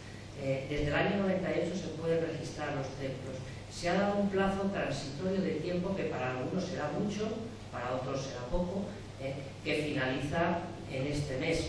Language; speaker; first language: Spanish; native; Spanish